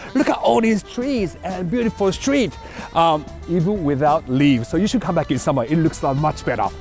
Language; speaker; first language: English; non-native, fluent; Japanese